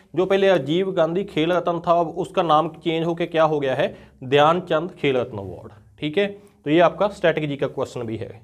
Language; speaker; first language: Hindi; non-native, local second language; Punjabi